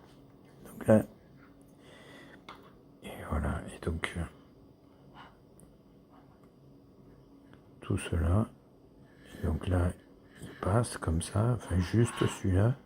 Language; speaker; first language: French; native; French